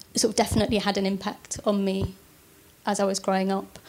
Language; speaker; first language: English; native; English